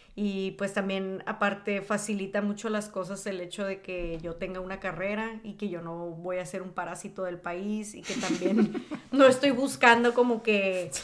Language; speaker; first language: Spanish; native; Spanish